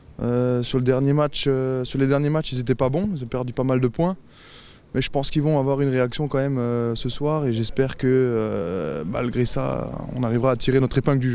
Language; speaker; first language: French; native; French